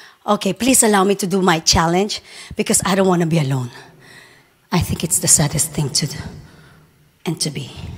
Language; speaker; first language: English; non-native, local second language; Filipino